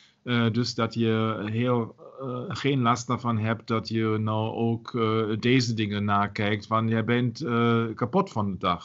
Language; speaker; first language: Dutch; non-native, learner; German